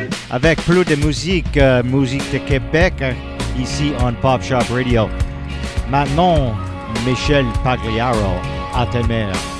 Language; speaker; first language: French; non-native, learner; English